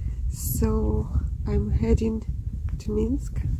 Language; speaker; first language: English; non-native, fluent; Russian